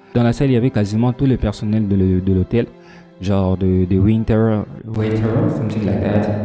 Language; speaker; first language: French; non-native, local second language; Lingala